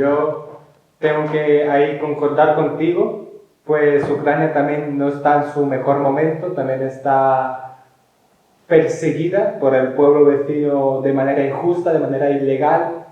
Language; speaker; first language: Spanish; non-native, fluent; Ukrainian